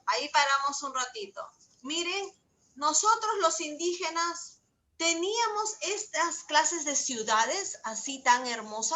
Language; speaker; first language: Spanish; native; Spanish